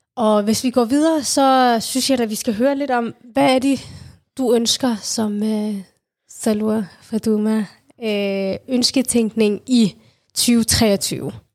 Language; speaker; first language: Danish; early bilingual, other home language; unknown